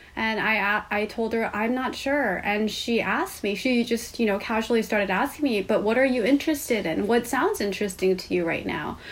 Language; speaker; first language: English; non-native, fluent; Korean